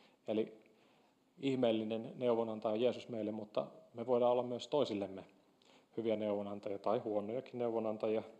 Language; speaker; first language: Finnish; native; Finnish